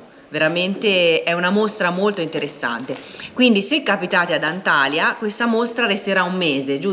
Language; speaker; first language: Italian; native; Italian